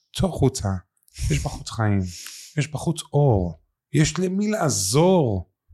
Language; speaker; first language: Hebrew; native; Hebrew